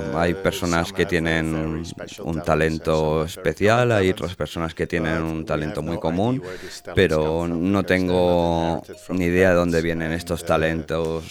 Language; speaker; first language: Spanish; non-native, learner; Dutch